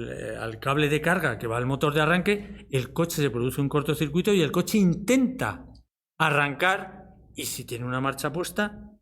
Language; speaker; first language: Spanish; native; Spanish